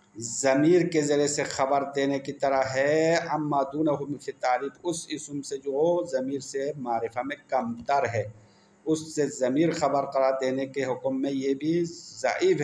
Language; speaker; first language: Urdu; non-native, local second language; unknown